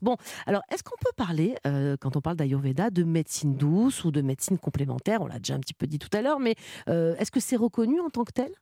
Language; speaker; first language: French; native; French